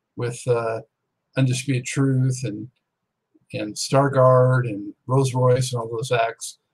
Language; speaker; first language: English; native; English